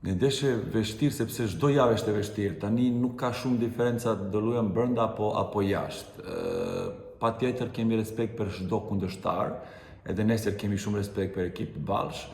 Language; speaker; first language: Albanian; non-native, fluent; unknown